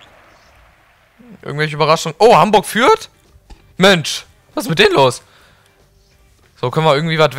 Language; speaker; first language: German; native; German